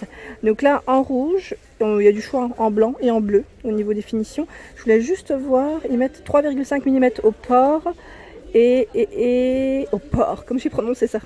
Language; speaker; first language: French; native; French